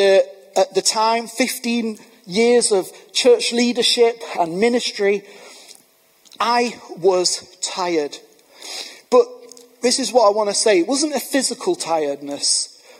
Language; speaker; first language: English; native; English